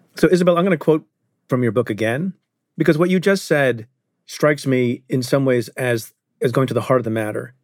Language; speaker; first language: English; early bilingual, other home language; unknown